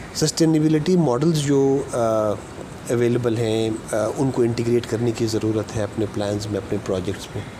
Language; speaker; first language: Urdu; non-native, local second language; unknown